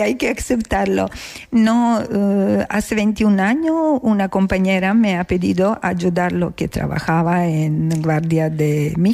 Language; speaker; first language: Spanish; non-native, learner; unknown